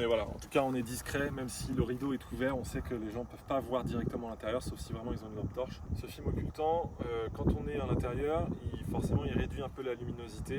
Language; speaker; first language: French; native; French